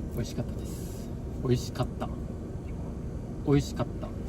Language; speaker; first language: Japanese; native; Japanese